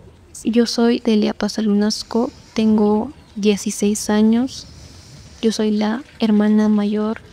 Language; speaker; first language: Spanish; non-native, local second language; Quechua